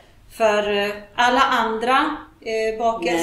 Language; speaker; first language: Swedish; non-native, fluent; Polish